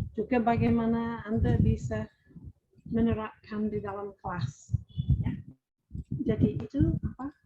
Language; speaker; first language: Indonesian; non-native, fluent; English